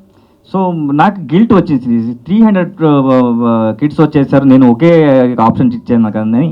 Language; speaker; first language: Telugu; non-native, learner; Kannada